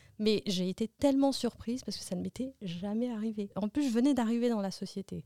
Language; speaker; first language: French; early bilingual, other home language; Arabic